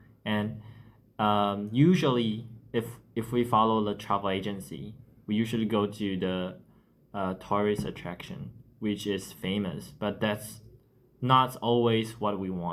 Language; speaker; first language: English; non-native, learner; Chinese